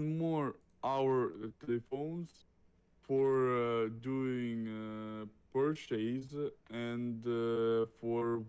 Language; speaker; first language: English; non-native, learner; Russian